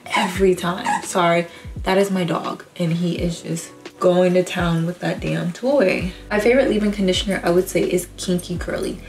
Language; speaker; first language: English; native; English